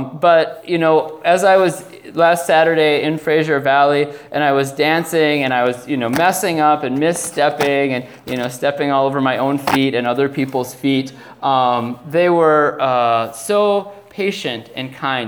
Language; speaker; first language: English; native; English